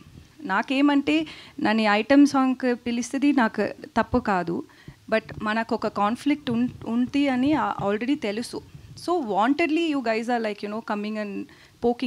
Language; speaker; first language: Telugu; non-native, learner; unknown